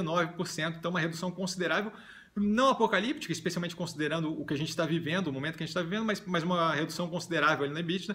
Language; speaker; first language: Portuguese; native; Portuguese